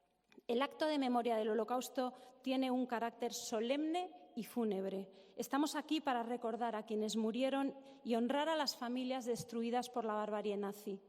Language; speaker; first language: Spanish; native; Spanish